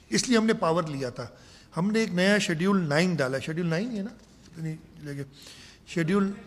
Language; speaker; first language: Urdu; non-native, local second language; Sindhi